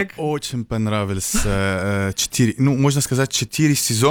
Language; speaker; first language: Russian; non-native, learner; Arabic